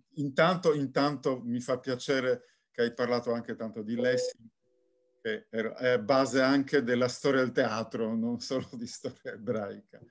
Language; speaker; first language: Italian; non-native, fluent; Polish